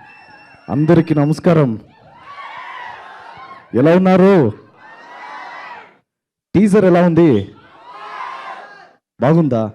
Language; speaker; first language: Telugu; non-native, local second language; Kannada